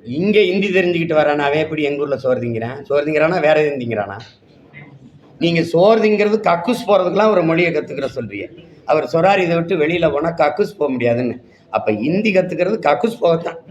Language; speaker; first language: Tamil; native; Tamil